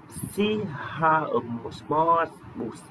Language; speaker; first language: English; non-native, learner; Vietnamese